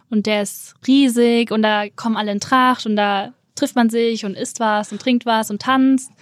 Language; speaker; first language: German; native; German